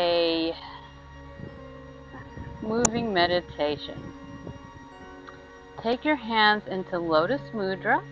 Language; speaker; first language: English; native; English